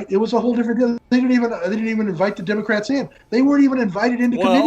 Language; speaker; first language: English; native; English